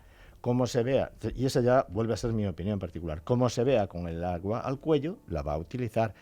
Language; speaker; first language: Spanish; native; Spanish